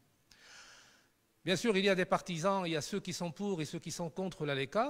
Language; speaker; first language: French; non-native, local second language; Arabic